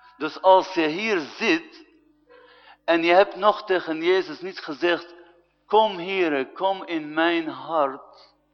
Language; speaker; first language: Dutch; non-native, fluent; Arabic